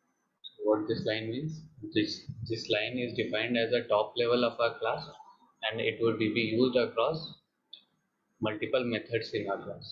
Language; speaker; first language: English; non-native, fluent; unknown